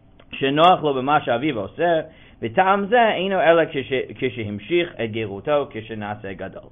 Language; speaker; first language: Hebrew; non-native, fluent; English